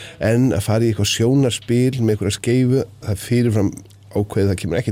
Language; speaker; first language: Icelandic; native; Icelandic